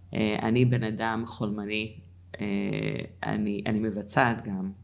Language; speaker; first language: Hebrew; non-native, fluent; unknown